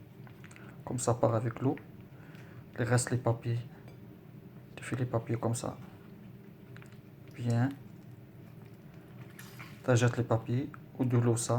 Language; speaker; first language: French; non-native, learner; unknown